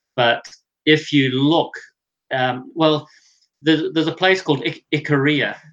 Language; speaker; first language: English; native; English